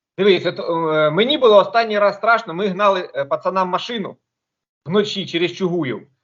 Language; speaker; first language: Ukrainian; non-native, local second language; Russian